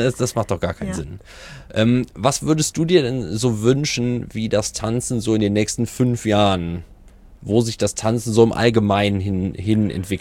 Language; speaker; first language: German; native; German